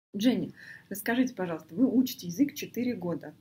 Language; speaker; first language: Russian; native; Russian